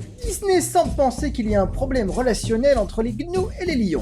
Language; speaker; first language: French; native; French